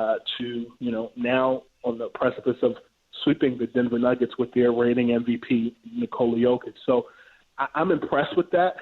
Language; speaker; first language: English; native; English